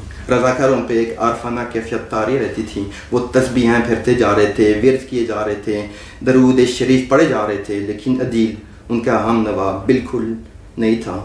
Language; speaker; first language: Urdu; non-native, fluent; French